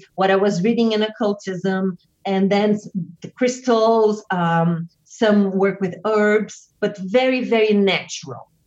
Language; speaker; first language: English; non-native, fluent; Portuguese